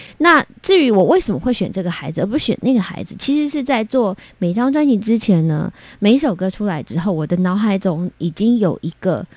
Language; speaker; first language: Chinese; non-native, local second language; Min Nan Chinese